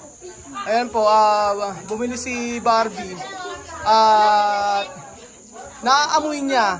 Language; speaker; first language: Filipino; native; Filipino